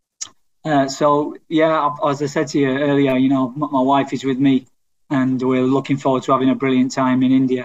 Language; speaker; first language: English; native; English